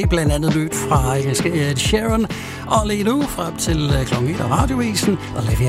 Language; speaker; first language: Danish; native; Danish